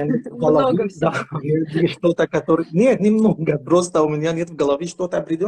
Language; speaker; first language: Russian; non-native, fluent; Arabic